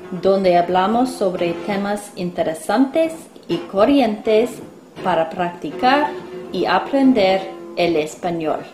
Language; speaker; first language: Spanish; non-native, fluent; English